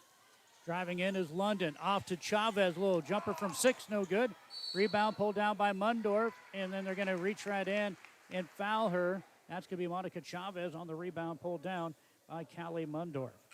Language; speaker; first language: English; native; English